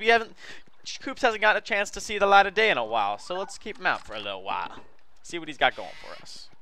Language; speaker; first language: English; native; English